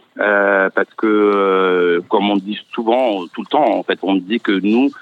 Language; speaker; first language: French; non-native, local second language; Arabic